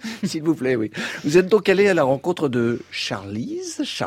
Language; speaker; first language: French; native; French